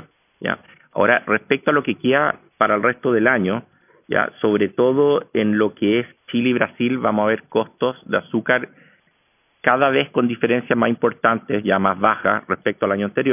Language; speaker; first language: Spanish; native; Spanish